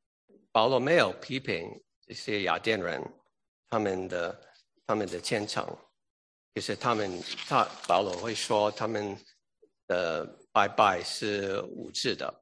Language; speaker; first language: Chinese; early bilingual, heritage; English